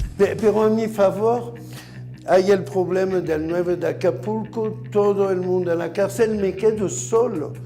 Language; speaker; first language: Spanish; non-native, fluent; French